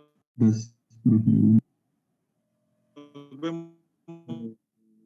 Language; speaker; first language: Spanish; native; Spanish